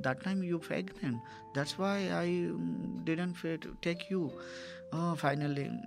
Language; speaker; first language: English; non-native, local second language; Tamil